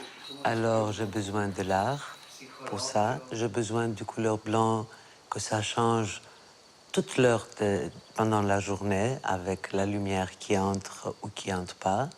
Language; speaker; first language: French; non-native, fluent; Greek